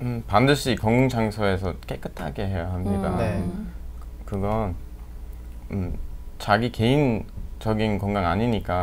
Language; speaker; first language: Korean; non-native, fluent; English